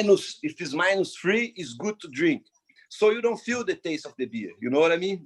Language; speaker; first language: English; non-native, fluent; Portuguese